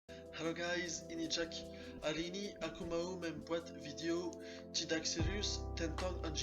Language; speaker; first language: Indonesian; non-native, learner; French